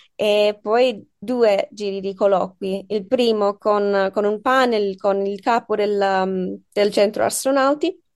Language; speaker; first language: Italian; non-native, fluent; English